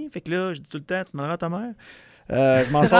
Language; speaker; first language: French; native; French